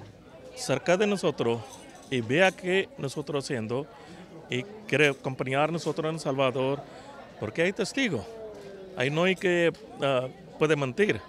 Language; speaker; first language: Spanish; non-native, learner; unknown